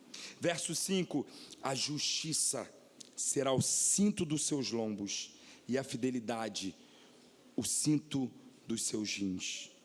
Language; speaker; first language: Portuguese; native; Portuguese